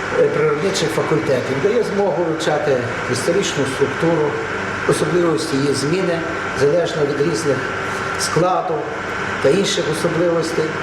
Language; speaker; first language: Ukrainian; native; Ukrainian